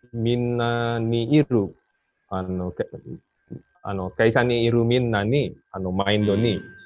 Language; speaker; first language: Japanese; non-native, fluent; Indonesian